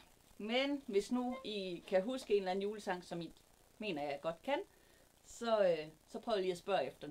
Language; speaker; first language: Danish; native; Danish